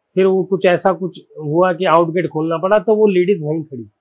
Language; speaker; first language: Hindi; native; Hindi